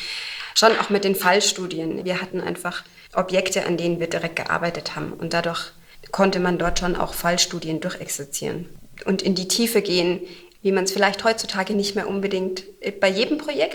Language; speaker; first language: German; native; German